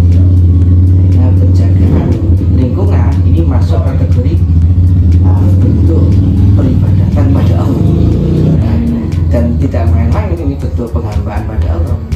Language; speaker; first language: Indonesian; native; Indonesian